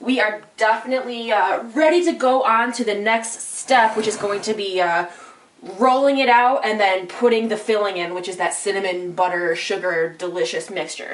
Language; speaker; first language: English; native; English